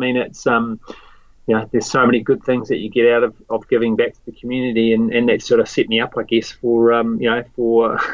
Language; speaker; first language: English; native; English